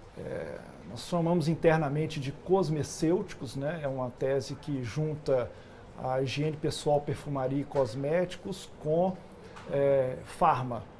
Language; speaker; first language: Portuguese; native; Portuguese